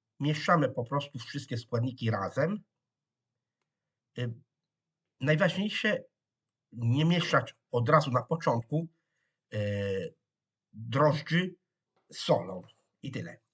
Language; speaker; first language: Polish; non-native, fluent; Italian